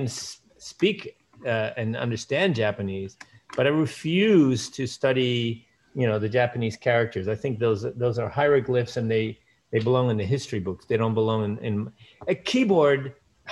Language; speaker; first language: English; early bilingual, other home language; Dutch